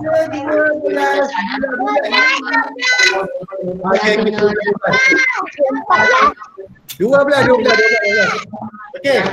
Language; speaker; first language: Malay; native; Malay